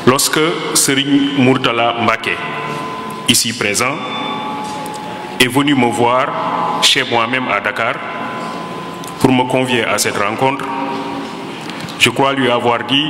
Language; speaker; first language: French; non-native, local second language; Wolof